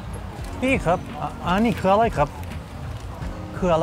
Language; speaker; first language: Thai; non-native, learner; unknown